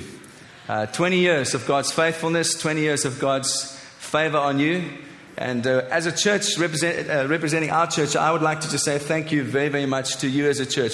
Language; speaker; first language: English; native; English